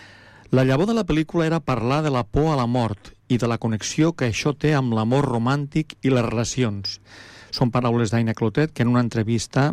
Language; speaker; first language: Catalan; native; Catalan